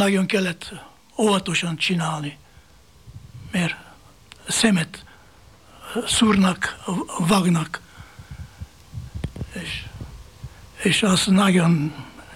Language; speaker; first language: Hungarian; non-native, fluent; Bulgarian